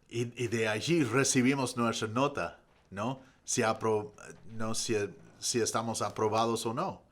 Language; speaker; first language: Spanish; non-native, fluent; English